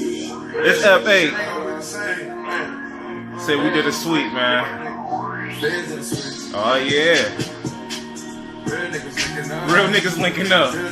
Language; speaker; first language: English; native; English